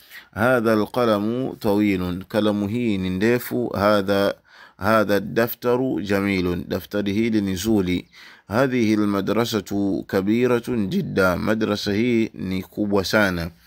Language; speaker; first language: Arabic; non-native, fluent; Swahili